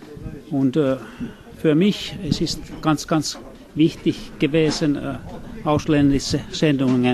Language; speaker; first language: German; non-native, fluent; Finnish